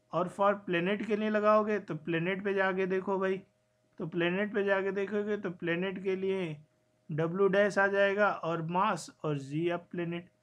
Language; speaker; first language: Hindi; native; Hindi